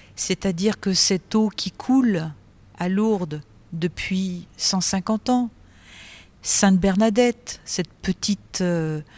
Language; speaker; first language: French; native; French